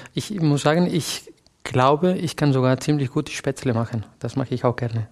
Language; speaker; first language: German; non-native, fluent; Spanish